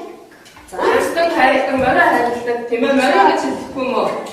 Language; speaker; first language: Mongolian; native; Mongolian